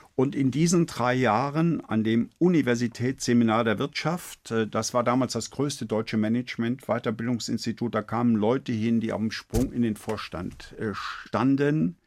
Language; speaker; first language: German; native; German